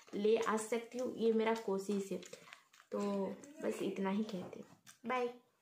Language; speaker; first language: Hindi; non-native, local second language; Odia